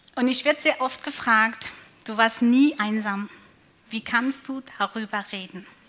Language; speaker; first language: German; non-native, fluent; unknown